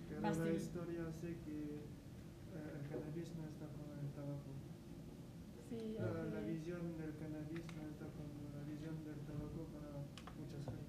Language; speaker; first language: Spanish; non-native, learner; French